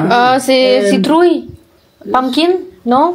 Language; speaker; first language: French; non-native, learner; Indonesian